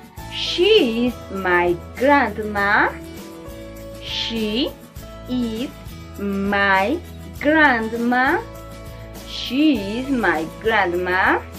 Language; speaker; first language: English; non-native, fluent; Spanish